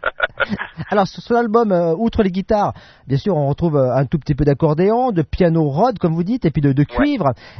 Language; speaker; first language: French; native; French